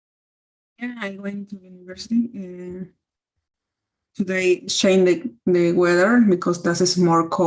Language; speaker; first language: English; non-native, learner; Spanish